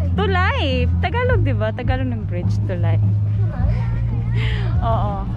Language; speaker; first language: Filipino; non-native, local second language; Hiligaynon